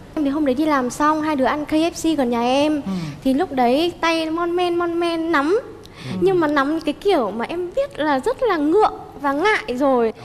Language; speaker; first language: Vietnamese; native; Vietnamese